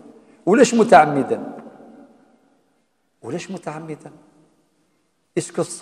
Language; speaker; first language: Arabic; non-native, local second language; Kabyle